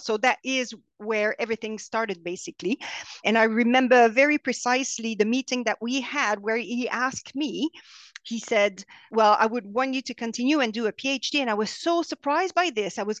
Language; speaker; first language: English; non-native, fluent; French